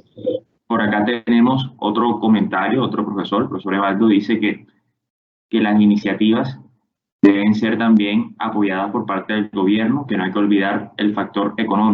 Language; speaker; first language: Spanish; native; Spanish